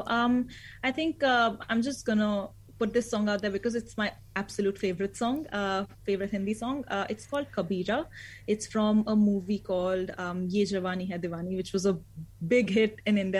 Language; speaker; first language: English; non-native, local second language; Hindi